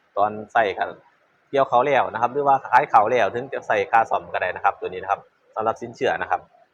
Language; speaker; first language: Thai; native; Thai